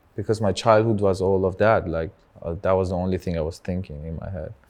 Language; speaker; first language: English; non-native, fluent; Persian